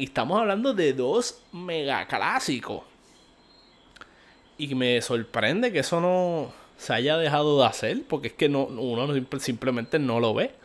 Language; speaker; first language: Spanish; native; Spanish